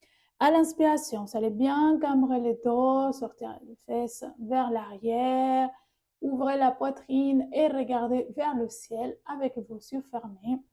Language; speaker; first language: French; native; French